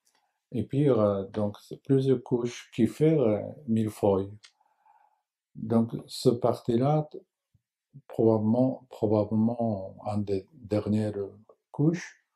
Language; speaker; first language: French; non-native, learner; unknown